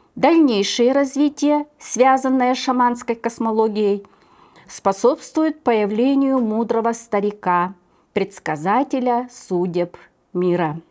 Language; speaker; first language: Russian; non-native, local second language; Yakut